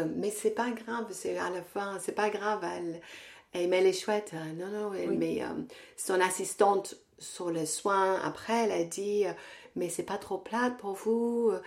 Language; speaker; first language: French; non-native, fluent; English